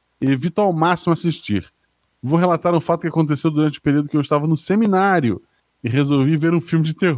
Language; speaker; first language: Portuguese; native; Portuguese